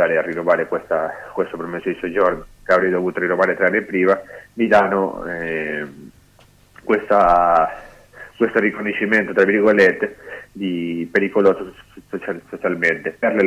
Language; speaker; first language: Italian; non-native, fluent; Spanish